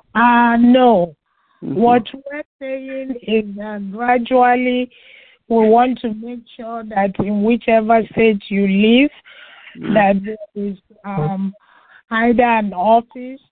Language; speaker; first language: English; non-native, local second language; Igbo